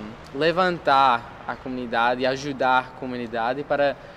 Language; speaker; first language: Portuguese; non-native, fluent; English